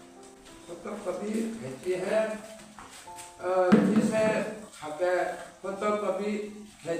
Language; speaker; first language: Hindi; non-native, local second language; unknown